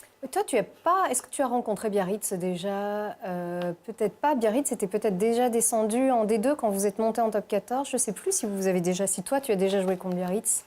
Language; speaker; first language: French; native; French